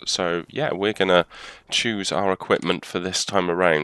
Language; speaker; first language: English; native; English